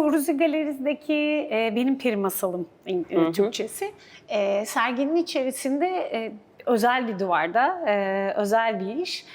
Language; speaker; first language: Turkish; native; Turkish